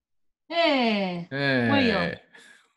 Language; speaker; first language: Korean; non-native, learner; Spanish